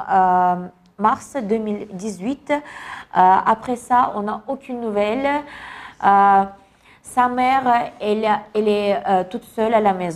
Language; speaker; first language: French; non-native, learner; Kazakh